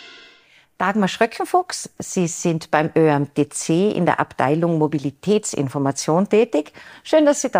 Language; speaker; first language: German; native; German